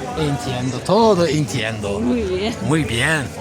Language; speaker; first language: Spanish; non-native, learner; Turkish